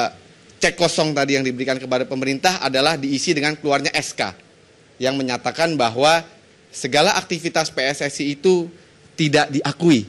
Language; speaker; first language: Indonesian; native; Indonesian